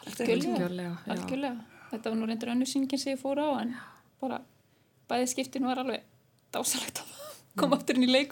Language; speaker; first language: Icelandic; native; Icelandic